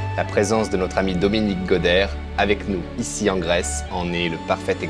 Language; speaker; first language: French; native; French